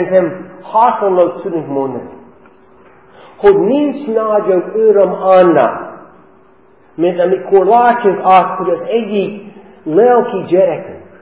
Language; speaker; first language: Hungarian; non-native, fluent; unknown